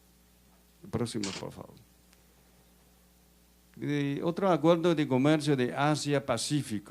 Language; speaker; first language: Spanish; non-native, fluent; Chinese